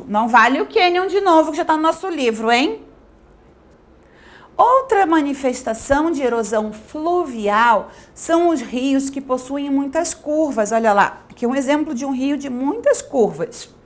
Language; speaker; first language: Portuguese; native; Portuguese